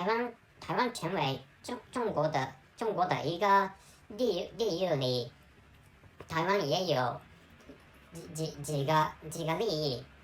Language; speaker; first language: Chinese; non-native, learner; Japanese